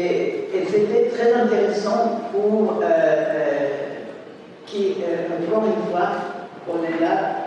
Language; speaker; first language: French; non-native, fluent; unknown